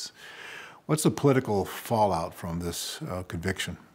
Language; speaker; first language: English; native; English